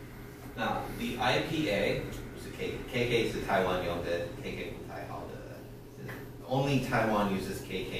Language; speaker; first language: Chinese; non-native, fluent; English